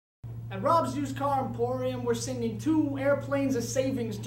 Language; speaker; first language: English; native; English